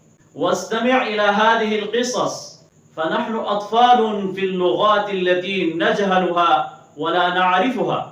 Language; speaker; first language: Arabic; non-native, fluent; Urdu